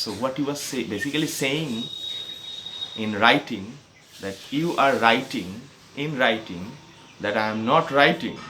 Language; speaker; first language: English; non-native, local second language; Bangla